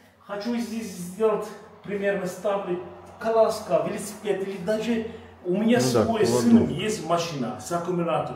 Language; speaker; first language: Russian; non-native, learner; Turkish